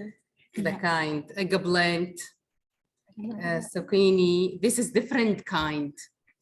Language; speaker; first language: English; non-native, learner; Arabic